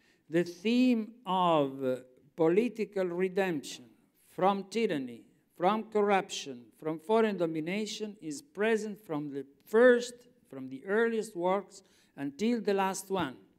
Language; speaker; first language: English; non-native, fluent; Italian